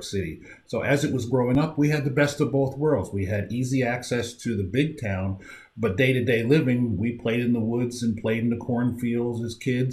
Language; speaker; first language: English; native; English